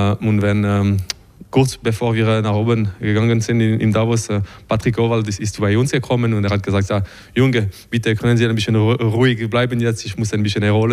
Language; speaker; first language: German; non-native, local second language; French